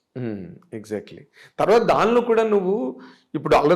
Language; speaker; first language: Telugu; native; Telugu